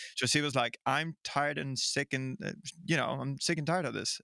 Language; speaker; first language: English; non-native, fluent; Swedish